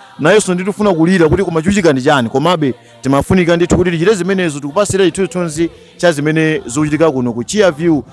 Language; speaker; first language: Nyanja; native; Nyanja